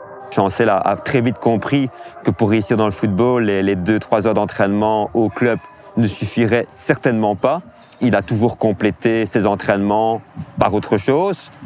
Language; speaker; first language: French; native; French